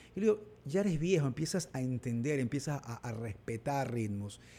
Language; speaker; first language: Spanish; native; Spanish